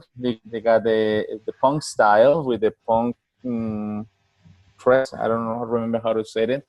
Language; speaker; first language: English; non-native, learner; Spanish